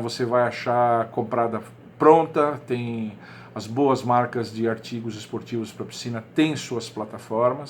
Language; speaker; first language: Portuguese; native; Portuguese